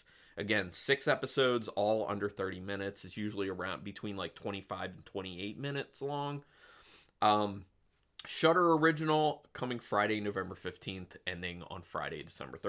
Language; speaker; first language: English; native; English